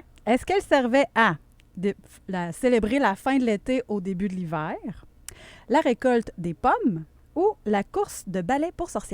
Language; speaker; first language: French; native; French